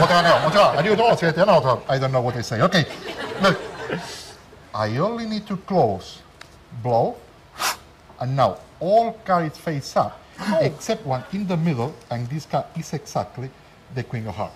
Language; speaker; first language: English; non-native, learner; Spanish